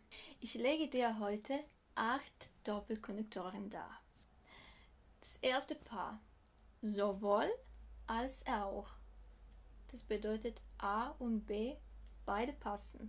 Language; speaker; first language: German; non-native, fluent; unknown